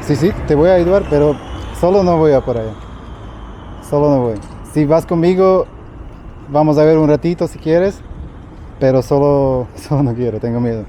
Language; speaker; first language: Spanish; non-native, learner; Slovak